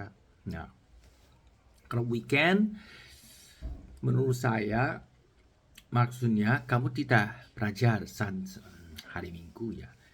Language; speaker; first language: Indonesian; non-native, learner; Chinese